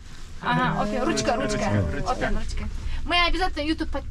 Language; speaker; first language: Russian; non-native, local second language; Kazakh